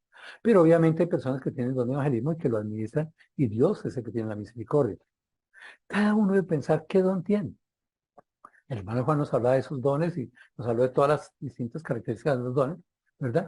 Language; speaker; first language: Spanish; native; Spanish